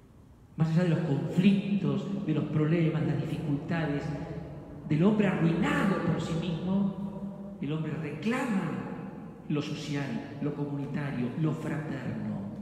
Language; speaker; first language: Spanish; native; Spanish